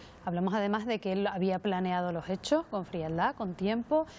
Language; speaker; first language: Spanish; native; Spanish